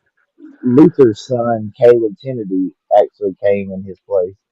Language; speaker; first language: English; native; English